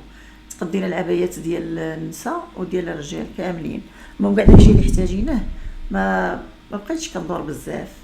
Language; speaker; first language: Arabic; native; Arabic